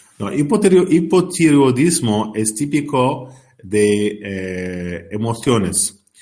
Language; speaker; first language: Spanish; non-native, learner; Arabic